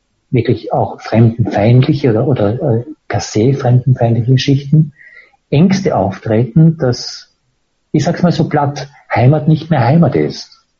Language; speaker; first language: German; native; German